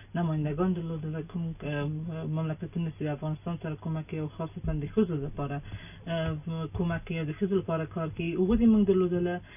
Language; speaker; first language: Pashto; non-native, local second language; Persian